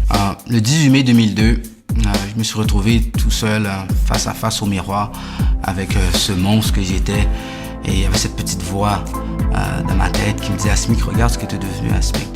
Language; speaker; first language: French; early bilingual, other home language; Haitian Creole